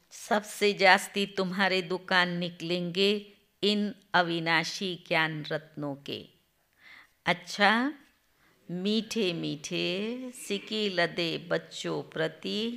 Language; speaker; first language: Hindi; non-native, local second language; Gujarati